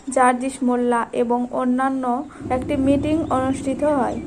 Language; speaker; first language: Bangla; native; Bangla